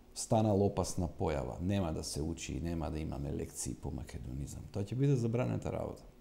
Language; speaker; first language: Macedonian; native; Macedonian